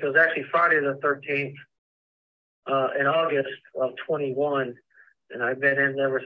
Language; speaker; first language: English; native; English